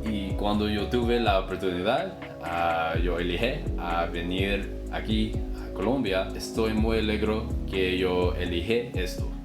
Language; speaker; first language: Spanish; non-native, learner; English